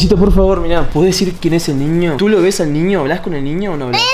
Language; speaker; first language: Spanish; native; Spanish